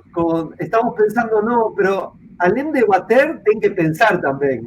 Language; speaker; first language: Portuguese; non-native, fluent; Spanish